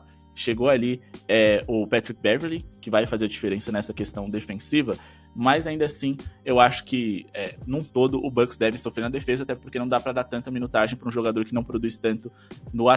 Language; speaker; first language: Portuguese; native; Portuguese